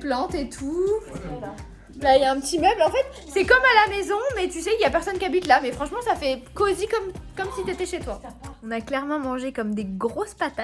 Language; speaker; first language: French; native; French